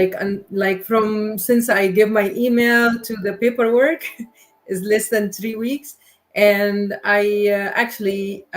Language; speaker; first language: English; non-native, learner; Arabic